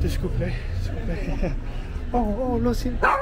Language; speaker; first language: Spanish; non-native, learner; English